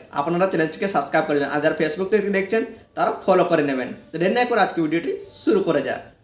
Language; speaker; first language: Bangla; non-native, local second language; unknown